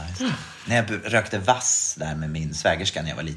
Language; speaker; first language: Swedish; native; Swedish